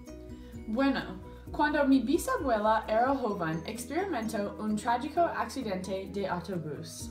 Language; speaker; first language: Spanish; non-native, learner; English